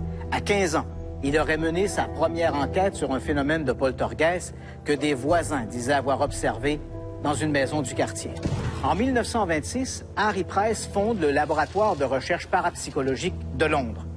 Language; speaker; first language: French; native; French